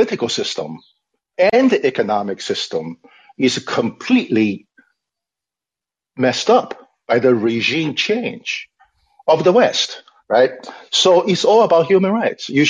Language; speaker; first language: English; non-native, fluent; Chinese